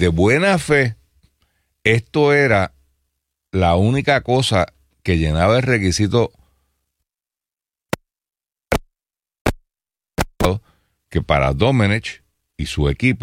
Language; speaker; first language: Spanish; native; Spanish